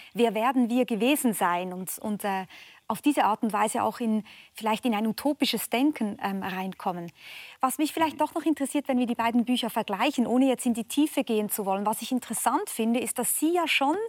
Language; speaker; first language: German; native; German